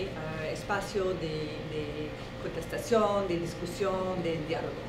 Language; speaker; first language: Spanish; non-native, fluent; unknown